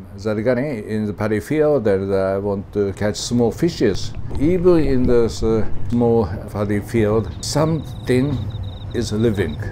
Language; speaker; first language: English; non-native, learner; Japanese